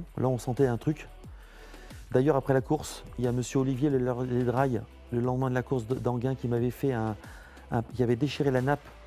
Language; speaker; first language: French; native; French